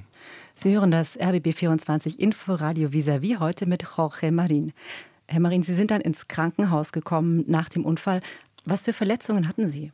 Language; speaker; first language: German; native; German